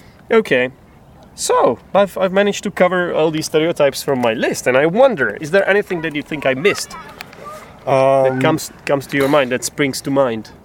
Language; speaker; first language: English; non-native, fluent; Czech